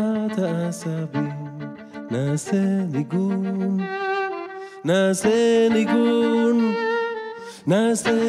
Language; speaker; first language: Hebrew; native; Hebrew